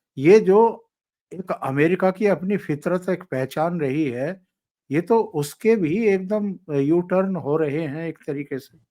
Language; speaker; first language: Hindi; native; Hindi